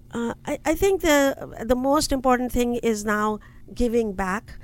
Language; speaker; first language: English; non-native, local second language; Hindi